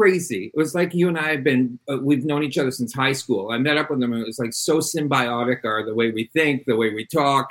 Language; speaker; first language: English; native; English